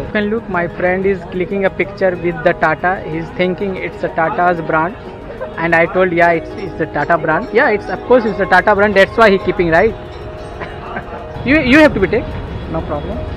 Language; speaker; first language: English; non-native, local second language; Hindi